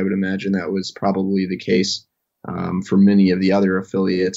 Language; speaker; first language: English; native; English